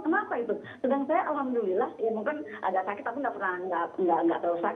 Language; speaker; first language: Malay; non-native, local second language; Sundanese